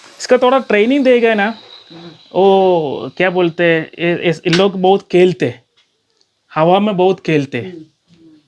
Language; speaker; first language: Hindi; non-native, local second language; Malayalam